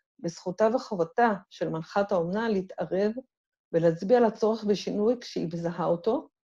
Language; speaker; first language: Hebrew; native; Hebrew